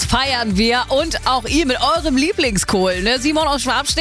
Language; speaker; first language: German; native; German